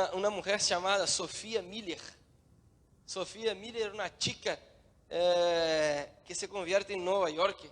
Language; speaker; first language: Spanish; non-native, learner; Portuguese